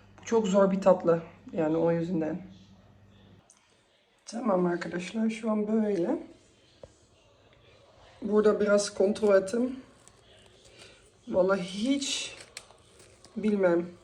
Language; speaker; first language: Turkish; early bilingual, heritage; Turkish